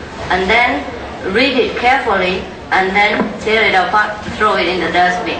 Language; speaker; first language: English; non-native, fluent; Vietnamese